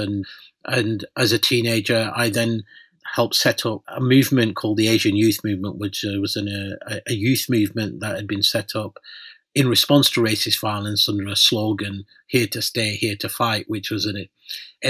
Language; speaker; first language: English; native; English